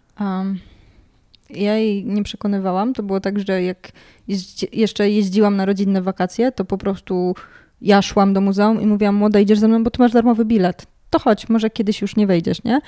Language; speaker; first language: Polish; native; Polish